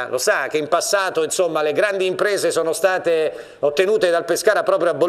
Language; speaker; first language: Italian; native; Italian